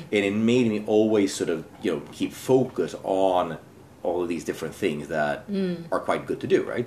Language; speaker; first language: English; non-native, fluent; Swedish